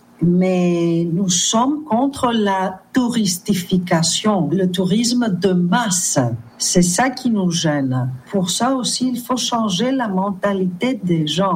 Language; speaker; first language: French; non-native, fluent; Greek